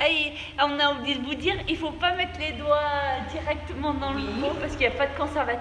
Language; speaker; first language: French; native; French